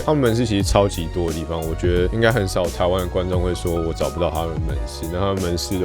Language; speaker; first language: Chinese; native; Chinese